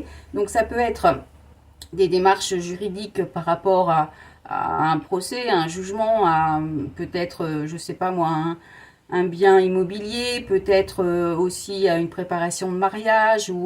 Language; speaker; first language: French; native; French